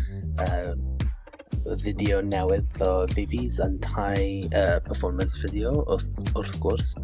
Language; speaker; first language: Welsh; non-native, learner; English